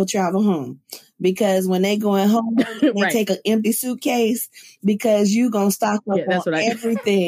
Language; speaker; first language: English; native; English